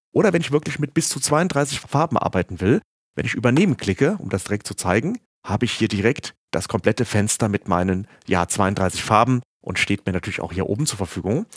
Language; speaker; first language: German; native; German